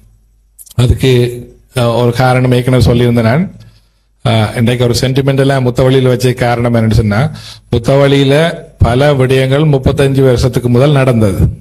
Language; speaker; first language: Tamil; native; Tamil